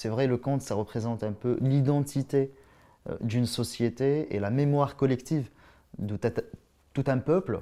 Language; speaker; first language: French; non-native, local second language; Arabic